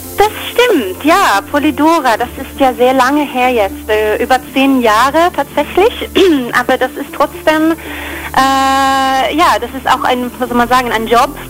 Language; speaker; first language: German; non-native, fluent; Swedish